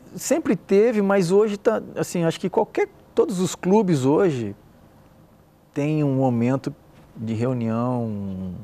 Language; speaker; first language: Portuguese; native; Portuguese